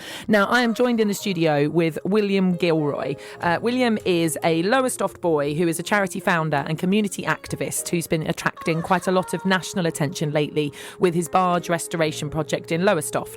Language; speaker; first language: English; native; English